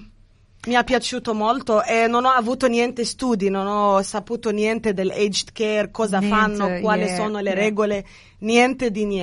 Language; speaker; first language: Italian; non-native, fluent; Arabic